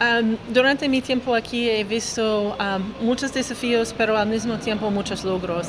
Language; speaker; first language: Spanish; non-native, fluent; English